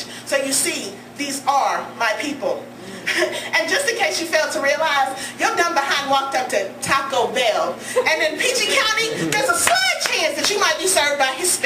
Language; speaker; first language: English; native; English